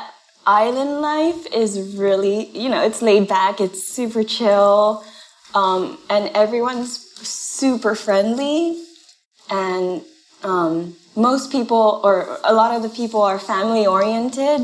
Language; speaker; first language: English; non-native, fluent; Japanese